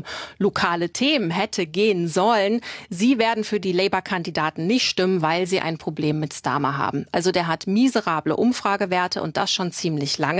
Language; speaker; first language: German; native; German